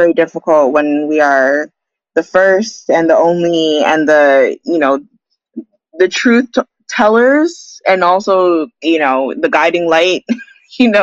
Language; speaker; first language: English; native; English